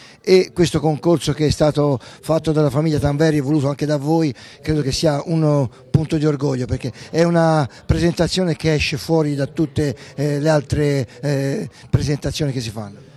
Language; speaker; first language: Italian; native; Italian